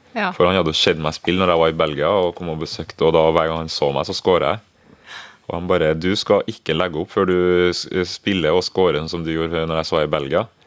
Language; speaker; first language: Norwegian; early bilingual, other home language; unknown